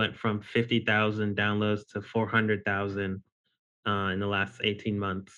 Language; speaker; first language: English; native; English